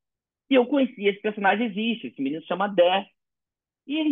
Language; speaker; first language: Portuguese; native; Portuguese